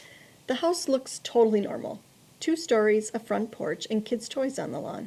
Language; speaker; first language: English; native; English